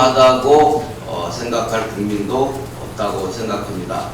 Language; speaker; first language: Korean; native; Korean